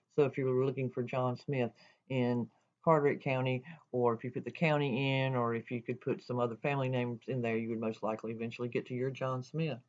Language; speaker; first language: English; native; English